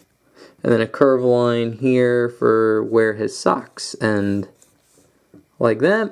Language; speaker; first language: English; native; English